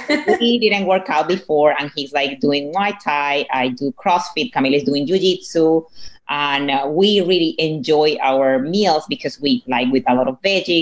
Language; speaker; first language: English; non-native, fluent; Spanish